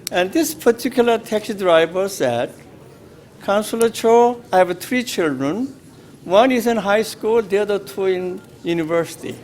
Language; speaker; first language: English; non-native, fluent; Korean